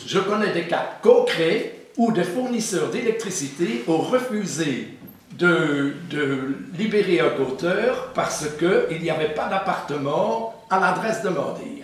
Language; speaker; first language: French; native; French